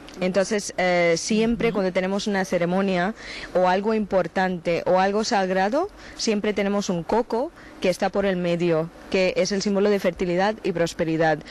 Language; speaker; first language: Spanish; non-native, fluent; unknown